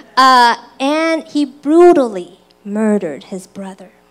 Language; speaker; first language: English; early bilingual, other home language; Chinese